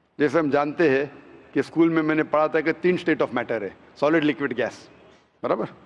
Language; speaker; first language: Hindi; non-native, local second language; Konkani